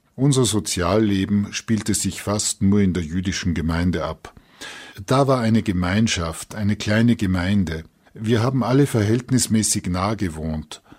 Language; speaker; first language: German; native; German